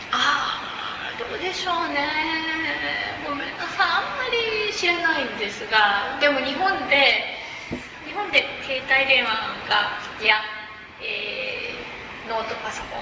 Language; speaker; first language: Japanese; native; Japanese